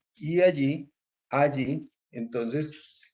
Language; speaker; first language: Spanish; native; Spanish